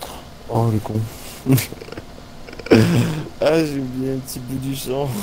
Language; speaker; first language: French; native; French